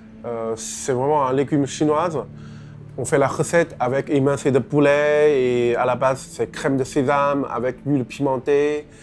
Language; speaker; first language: French; non-native, fluent; Chinese